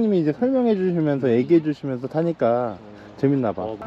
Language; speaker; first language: Korean; native; Korean